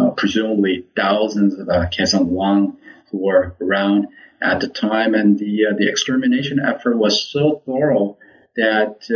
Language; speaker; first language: English; early bilingual, other home language; Korean